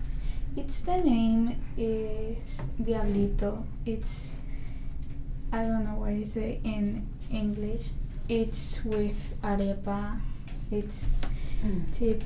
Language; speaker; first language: English; non-native, learner; Spanish